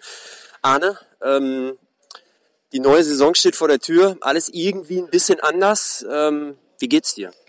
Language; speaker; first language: German; native; German